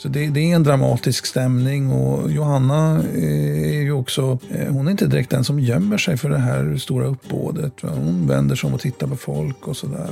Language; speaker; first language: Swedish; native; Swedish